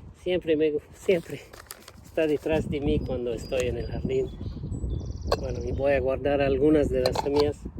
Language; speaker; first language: Spanish; non-native, fluent; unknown